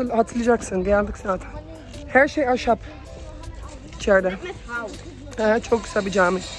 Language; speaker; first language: Turkish; early bilingual, heritage; Turkish